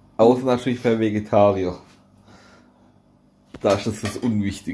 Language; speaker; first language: German; native; German